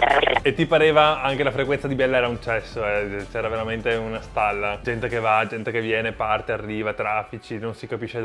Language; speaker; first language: Italian; native; Italian